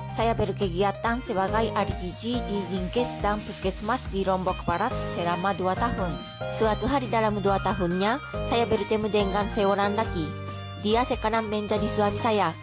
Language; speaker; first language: Indonesian; non-native, fluent; Japanese